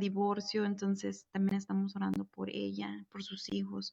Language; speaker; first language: Spanish; native; Spanish